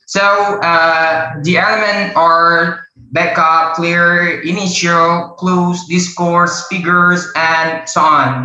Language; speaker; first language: English; non-native, learner; Indonesian